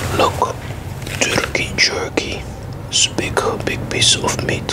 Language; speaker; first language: English; non-native, fluent; Dutch